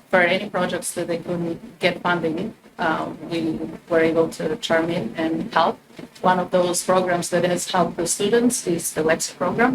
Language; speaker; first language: English; non-native, fluent; Albanian